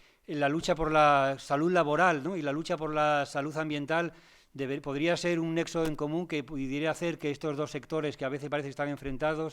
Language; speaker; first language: Spanish; native; Spanish